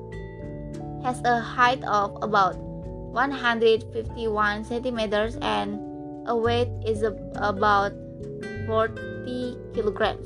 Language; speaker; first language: English; non-native, learner; Indonesian